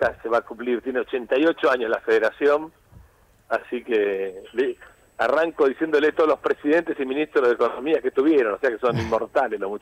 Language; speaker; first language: Spanish; native; Spanish